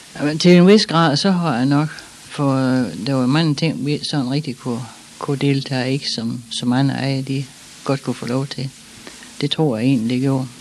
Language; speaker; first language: Danish; native; Danish